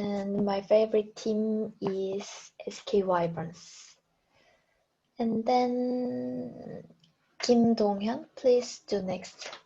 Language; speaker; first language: English; non-native, learner; Korean